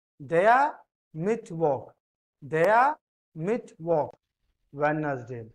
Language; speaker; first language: German; non-native, fluent; Hindi